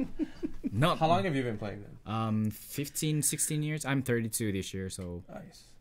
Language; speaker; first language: English; non-native, fluent; Japanese